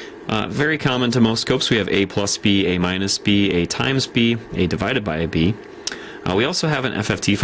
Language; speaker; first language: English; native; English